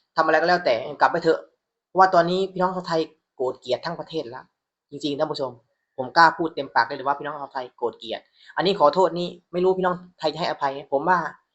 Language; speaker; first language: Thai; native; Thai